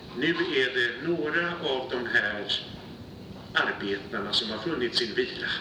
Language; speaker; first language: Swedish; native; Swedish